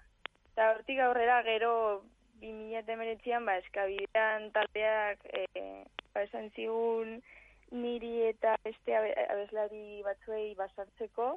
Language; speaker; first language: Basque; non-native, local second language; Spanish